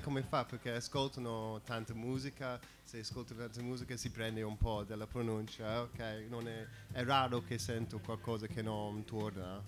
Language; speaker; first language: Italian; non-native, fluent; English